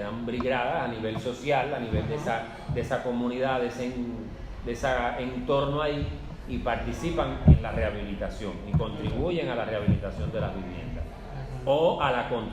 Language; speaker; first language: Spanish; native; Spanish